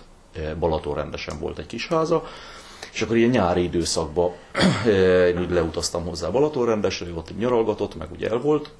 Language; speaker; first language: Hungarian; native; Hungarian